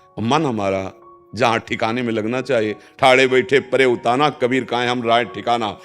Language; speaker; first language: Hindi; native; Hindi